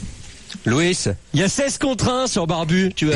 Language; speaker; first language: French; native; French